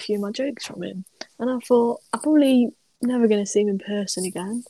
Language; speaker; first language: English; native; English